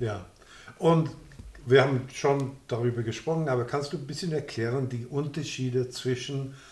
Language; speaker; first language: German; non-native, fluent; English